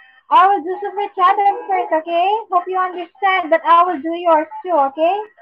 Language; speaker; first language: English; non-native, local second language; Filipino